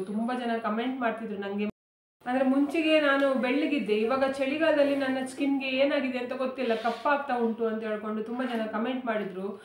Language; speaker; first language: Kannada; non-native, local second language; Konkani